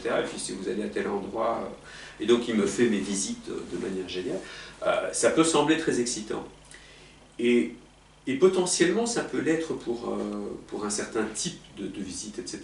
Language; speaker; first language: French; native; French